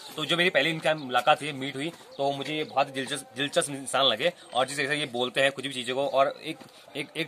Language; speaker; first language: Hindi; native; Hindi